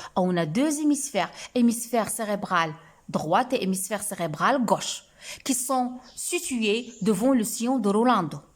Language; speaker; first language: French; non-native, local second language; Arabic